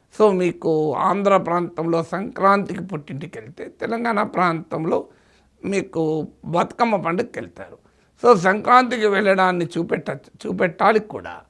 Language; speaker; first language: Telugu; native; Telugu